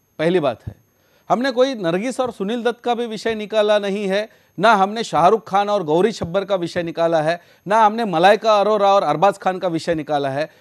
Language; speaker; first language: Hindi; native; Hindi